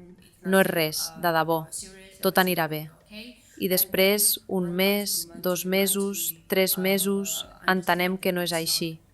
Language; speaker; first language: Catalan; non-native, fluent; Armenian